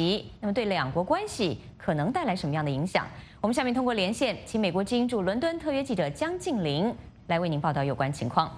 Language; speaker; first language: Chinese; native; Chinese